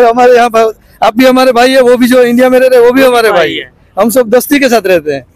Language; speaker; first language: Hindi; non-native, local second language; Gujarati